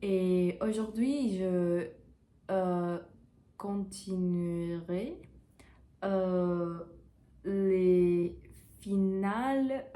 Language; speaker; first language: French; non-native, learner; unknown